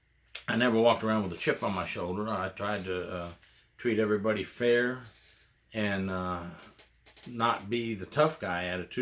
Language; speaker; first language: English; native; English